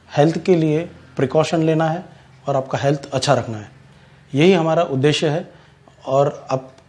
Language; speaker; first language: Hindi; non-native, local second language; Gujarati